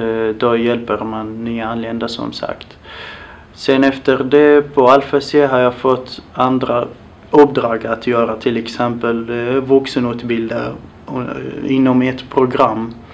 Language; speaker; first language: Swedish; non-native, fluent; Arabic